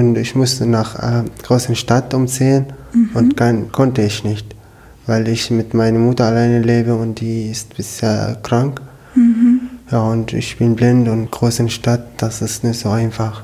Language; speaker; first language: German; non-native, learner; Arabic